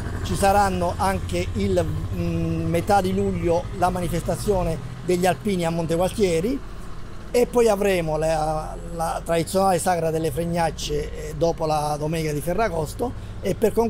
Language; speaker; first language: Italian; native; Italian